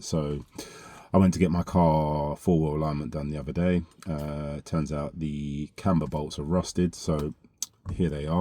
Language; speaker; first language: English; native; English